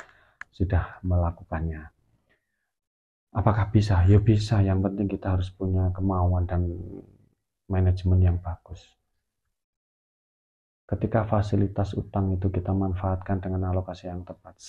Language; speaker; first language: Indonesian; native; Indonesian